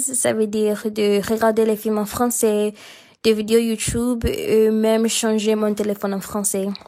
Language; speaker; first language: French; non-native, learner; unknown